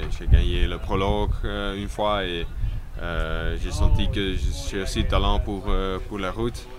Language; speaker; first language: French; non-native, local second language; Dutch